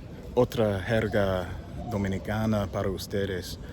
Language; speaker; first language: Spanish; non-native, learner; English